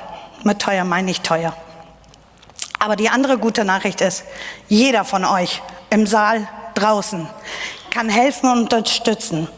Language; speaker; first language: German; non-native, fluent; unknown